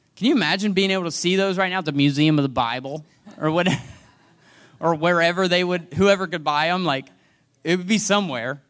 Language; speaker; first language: English; native; English